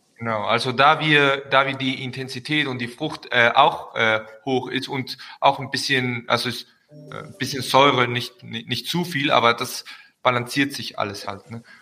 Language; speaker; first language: German; early bilingual, heritage; Spanish